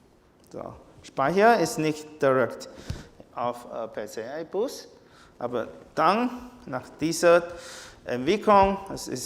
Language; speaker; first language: German; non-native, fluent; Chinese